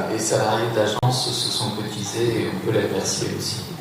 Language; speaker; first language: French; native; French